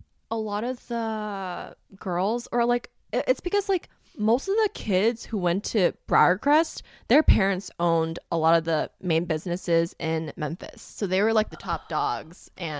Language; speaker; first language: English; native; English